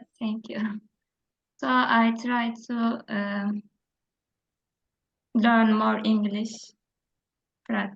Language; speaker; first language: English; non-native, learner; Turkish